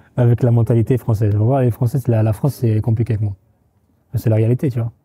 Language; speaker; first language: French; native; French